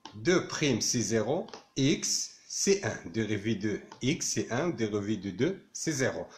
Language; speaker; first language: French; non-native, local second language; Arabic